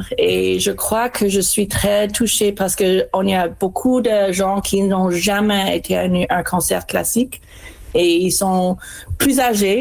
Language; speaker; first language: French; non-native, fluent; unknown